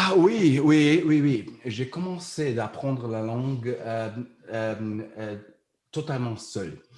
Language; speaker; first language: French; non-native, learner; German